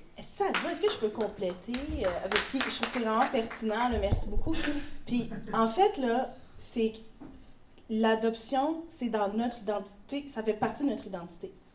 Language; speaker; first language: French; native; French